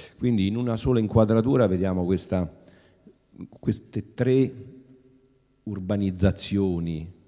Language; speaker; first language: Italian; native; Italian